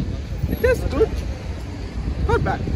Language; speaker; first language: English; non-native, learner; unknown